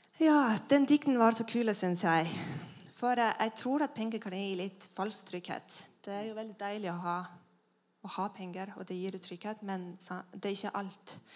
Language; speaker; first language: Norwegian; non-native, fluent; Estonian